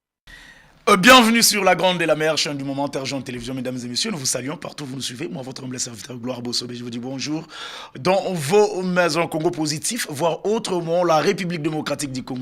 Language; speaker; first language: French; non-native, local second language; Lingala